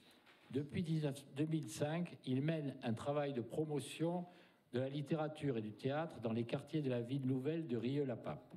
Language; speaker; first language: French; native; French